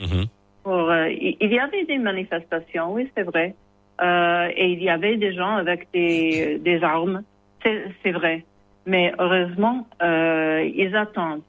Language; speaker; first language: French; non-native, learner; English